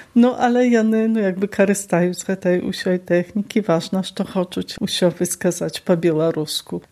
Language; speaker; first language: Belarusian; native; Belarusian